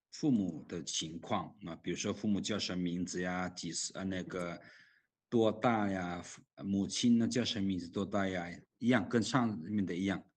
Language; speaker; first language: Chinese; non-native, fluent; Lao